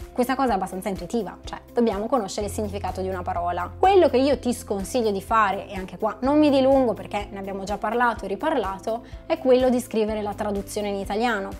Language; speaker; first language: Italian; native; Italian